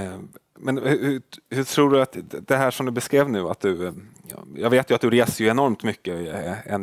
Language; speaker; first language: Swedish; native; Swedish